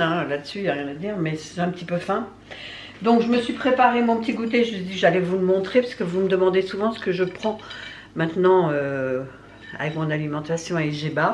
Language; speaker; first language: French; native; French